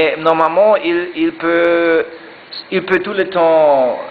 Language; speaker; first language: French; non-native, learner; German